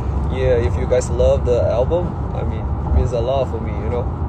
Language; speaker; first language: English; non-native, fluent; Chinese